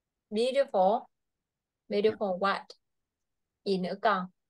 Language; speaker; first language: English; non-native, fluent; Vietnamese